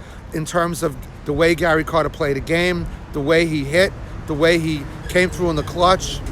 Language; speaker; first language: English; native; English